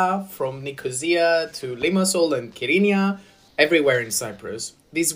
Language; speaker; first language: English; non-native, fluent; Greek